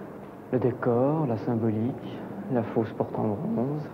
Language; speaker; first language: French; native; French